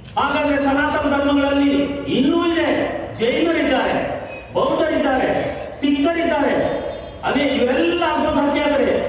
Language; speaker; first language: Kannada; non-native, local second language; Kodava